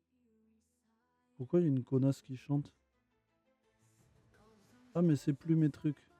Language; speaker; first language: French; native; French